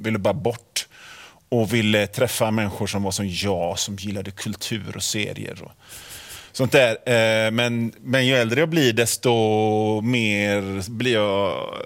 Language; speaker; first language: Swedish; native; Swedish